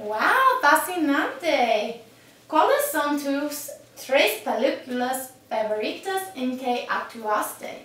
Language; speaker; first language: Spanish; non-native, learner; English